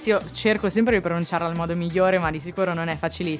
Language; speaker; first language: Italian; native; Italian